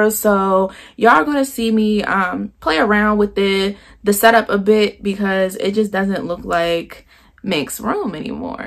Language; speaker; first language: English; native; English